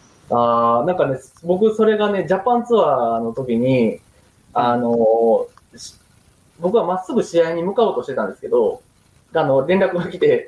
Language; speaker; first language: Japanese; native; Japanese